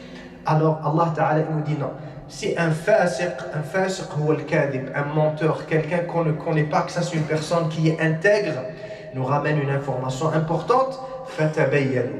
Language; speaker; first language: French; non-native, local second language; Arabic